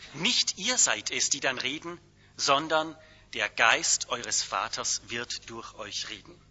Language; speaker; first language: German; native; German